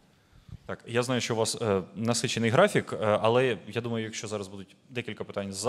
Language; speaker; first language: Ukrainian; native; Ukrainian